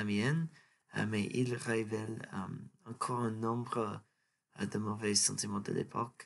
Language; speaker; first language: French; non-native, learner; English